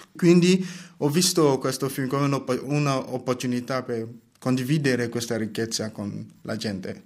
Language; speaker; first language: Italian; non-native, fluent; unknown